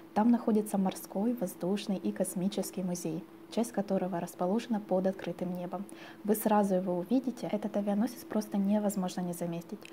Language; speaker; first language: Russian; native; Russian